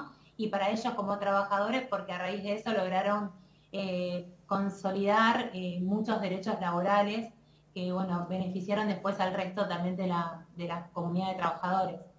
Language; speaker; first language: Spanish; native; Spanish